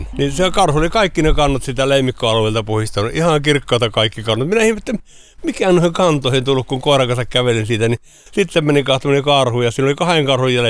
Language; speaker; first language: Finnish; native; Finnish